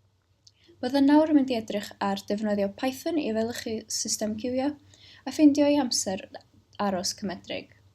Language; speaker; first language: Welsh; native; Welsh